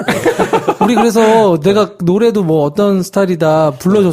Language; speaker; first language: Korean; native; Korean